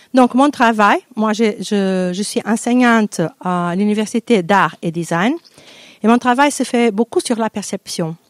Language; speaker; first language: French; non-native, fluent; Portuguese